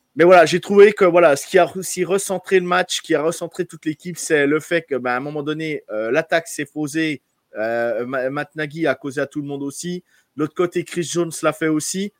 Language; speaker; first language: French; native; French